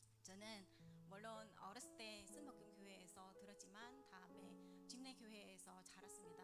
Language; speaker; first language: Korean; non-native, learner; Vietnamese